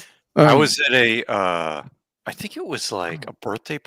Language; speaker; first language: English; native; English